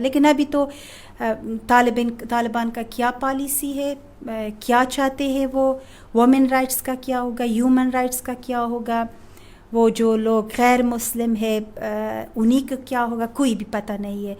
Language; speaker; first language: Hindi; non-native, fluent; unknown